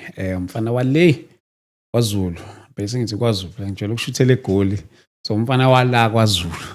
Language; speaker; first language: Zulu; native; Zulu